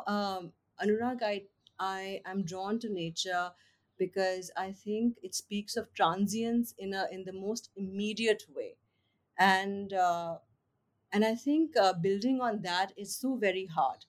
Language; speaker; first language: English; non-native, local second language; Hindi